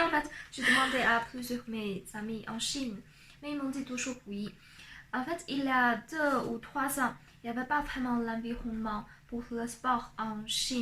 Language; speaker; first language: French; non-native, fluent; Chinese